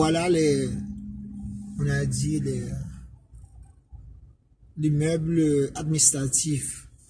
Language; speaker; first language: French; non-native, fluent; Spanish